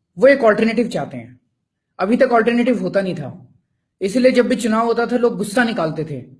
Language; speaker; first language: Hindi; native; Hindi